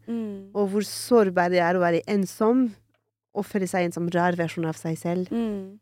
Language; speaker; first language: Norwegian; non-native, fluent; French